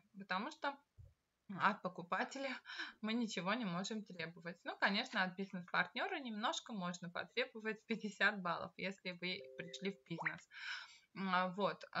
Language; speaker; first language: Russian; non-native, local second language; Armenian